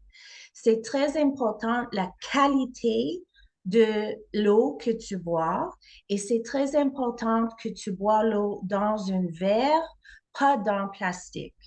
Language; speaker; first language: French; non-native, fluent; English